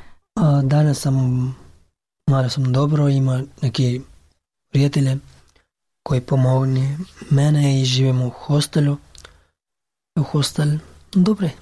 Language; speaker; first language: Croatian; non-native, learner; Pashto